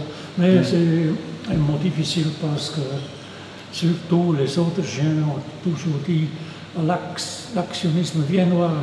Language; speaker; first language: French; non-native, local second language; German